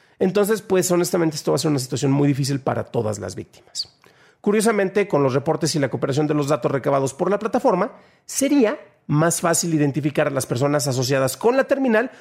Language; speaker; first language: Spanish; native; Spanish